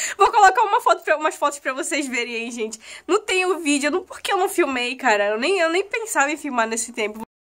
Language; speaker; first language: Portuguese; native; Portuguese